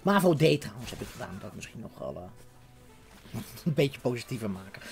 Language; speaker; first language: Dutch; native; Dutch